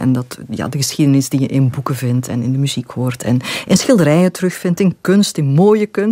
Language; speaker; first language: Dutch; native; Dutch